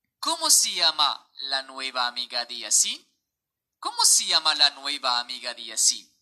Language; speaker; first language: Spanish; non-native, fluent; Arabic